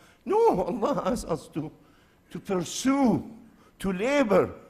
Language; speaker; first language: English; non-native, fluent; Arabic